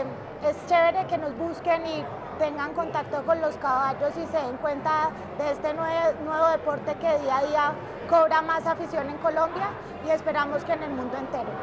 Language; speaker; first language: Spanish; native; Spanish